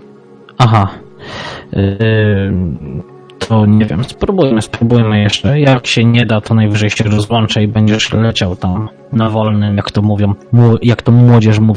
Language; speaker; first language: Polish; native; Polish